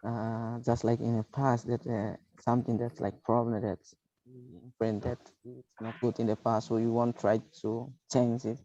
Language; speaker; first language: English; non-native, learner; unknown